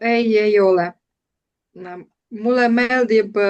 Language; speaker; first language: Estonian; non-native, learner; Russian